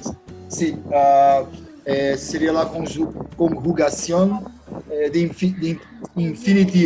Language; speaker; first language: Spanish; non-native, learner; Portuguese